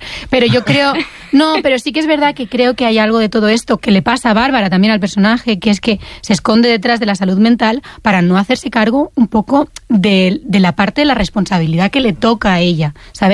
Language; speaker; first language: Spanish; native; Spanish